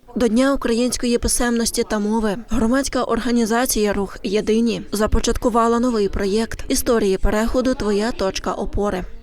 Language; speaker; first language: Ukrainian; native; Ukrainian